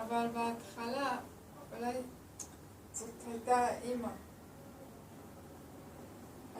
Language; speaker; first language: Hebrew; early bilingual, heritage; Hebrew